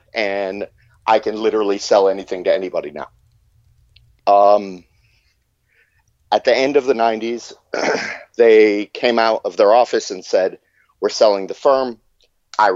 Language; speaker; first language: English; native; English